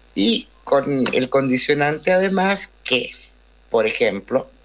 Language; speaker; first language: Spanish; native; Spanish